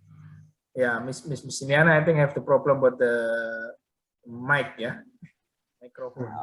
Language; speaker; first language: English; non-native, learner; Indonesian